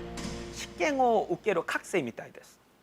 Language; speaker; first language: Japanese; non-native, learner; Korean